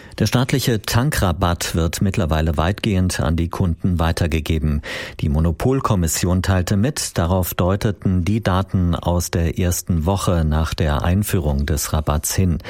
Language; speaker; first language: German; native; German